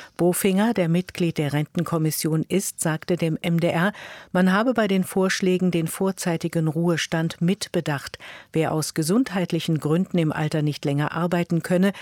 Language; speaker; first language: German; native; German